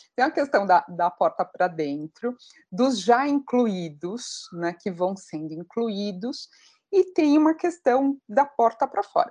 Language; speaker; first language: Portuguese; native; Portuguese